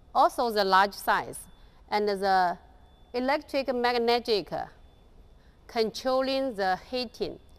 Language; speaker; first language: English; non-native, learner; Chinese